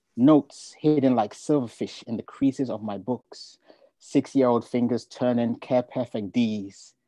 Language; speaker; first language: English; non-native, local second language; Ga